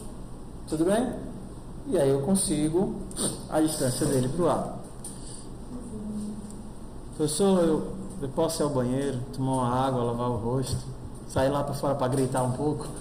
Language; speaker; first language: Portuguese; native; Portuguese